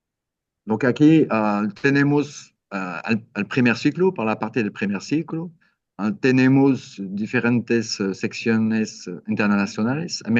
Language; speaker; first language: Spanish; non-native, learner; French